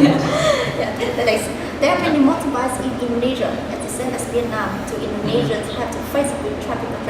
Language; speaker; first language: English; non-native, learner; Vietnamese